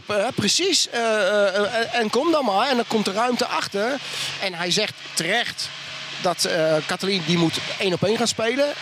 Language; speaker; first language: Dutch; native; Dutch